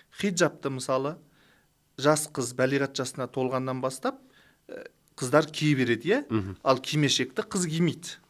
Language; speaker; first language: Kazakh; early bilingual, heritage; Kazakh